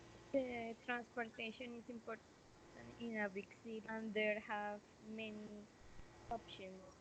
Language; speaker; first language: English; non-native, learner; Spanish